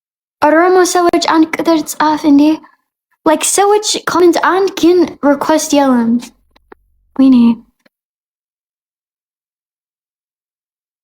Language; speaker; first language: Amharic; non-native, learner; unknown